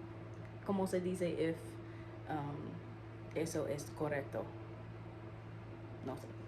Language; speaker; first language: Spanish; non-native, learner; English